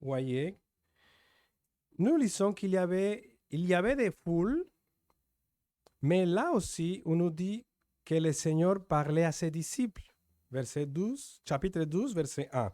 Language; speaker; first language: French; non-native, fluent; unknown